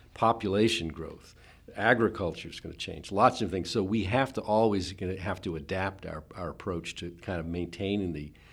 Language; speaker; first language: English; native; English